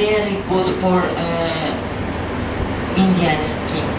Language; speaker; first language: English; non-native, learner; Persian